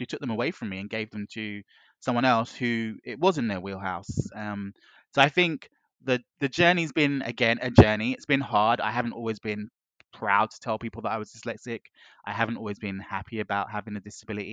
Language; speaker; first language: English; native; English